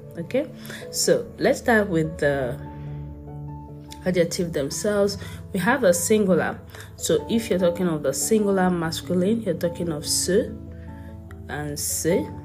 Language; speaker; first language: English; non-native, local second language; Yoruba